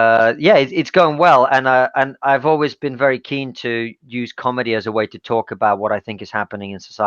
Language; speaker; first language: English; non-native, fluent; Russian